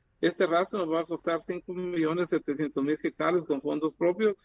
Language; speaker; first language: Spanish; native; Spanish